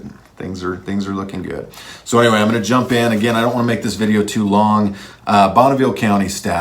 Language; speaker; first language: English; native; English